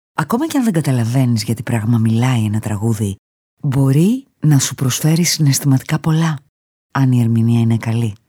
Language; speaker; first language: Greek; native; Greek